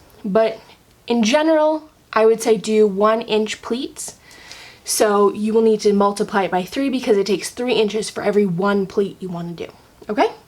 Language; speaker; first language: English; native; English